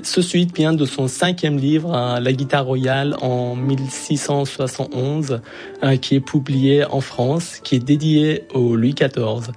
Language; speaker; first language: French; non-native, fluent; Persian